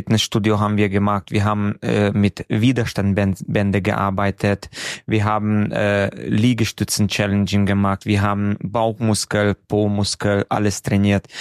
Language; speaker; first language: German; non-native, fluent; Hungarian